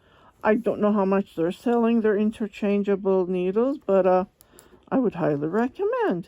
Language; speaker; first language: English; non-native, fluent; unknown